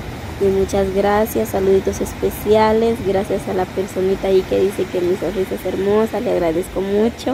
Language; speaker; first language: Spanish; native; Spanish